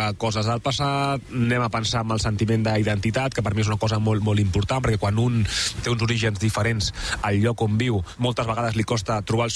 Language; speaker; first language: Catalan; native; Catalan